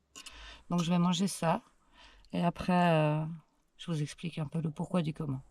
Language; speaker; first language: French; native; French